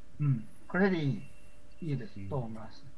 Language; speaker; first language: Japanese; non-native, fluent; Chinese